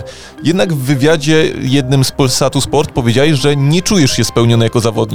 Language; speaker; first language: Polish; native; Polish